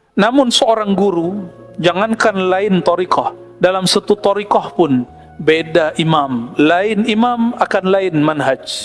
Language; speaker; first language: Malay; non-native, local second language; Minangkabau